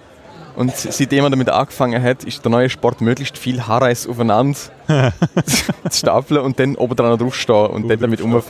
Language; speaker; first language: German; native; German